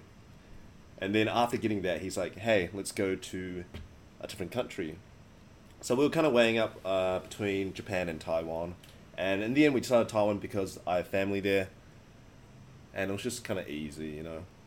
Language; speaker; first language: English; native; English